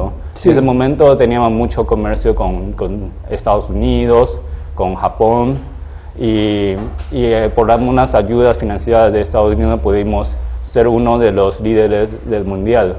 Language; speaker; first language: Spanish; non-native, fluent; Chinese